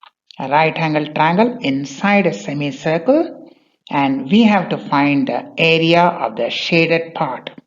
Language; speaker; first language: English; non-native, local second language; Bangla